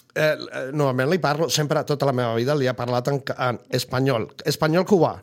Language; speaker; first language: Catalan; non-native, fluent; Spanish